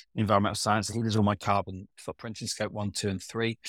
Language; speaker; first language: English; native; English